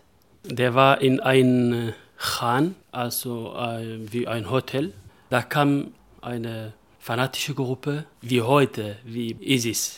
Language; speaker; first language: German; non-native, local second language; Kurdish